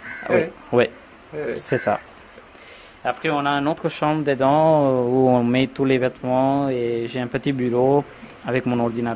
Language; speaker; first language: French; non-native, fluent; Tamil